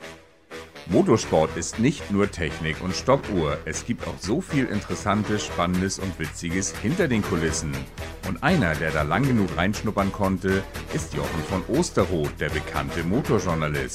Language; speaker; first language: German; native; German